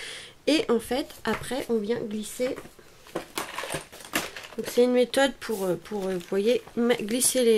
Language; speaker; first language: French; native; French